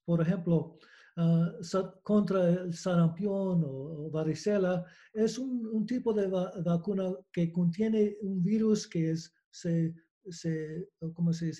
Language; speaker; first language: Spanish; non-native, learner; English